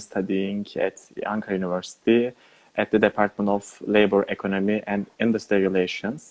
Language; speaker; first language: English; non-native, learner; Turkish